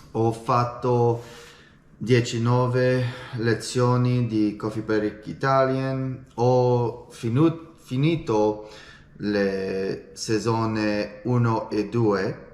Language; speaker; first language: Italian; non-native, learner; English